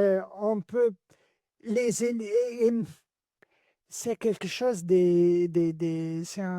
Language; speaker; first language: French; non-native, learner; Italian